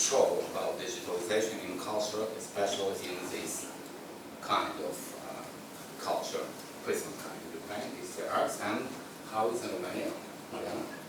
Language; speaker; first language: English; non-native, learner; Ukrainian